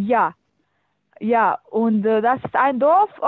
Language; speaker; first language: German; non-native, learner; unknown